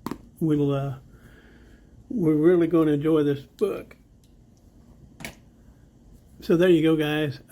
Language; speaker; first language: English; native; English